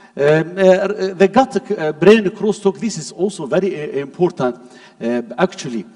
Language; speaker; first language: English; non-native, fluent; Arabic